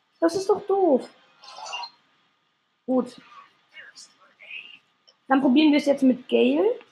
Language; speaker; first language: German; native; German